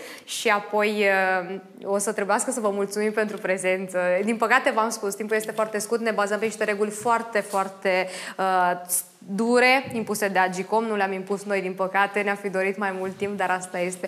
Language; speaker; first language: Romanian; native; Romanian